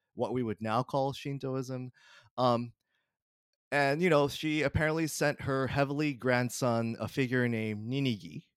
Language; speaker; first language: English; early bilingual, other home language; Japanese